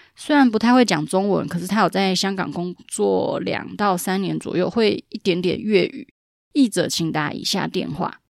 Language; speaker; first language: Chinese; native; Chinese